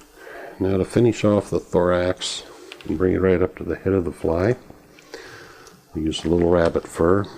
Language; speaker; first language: English; native; English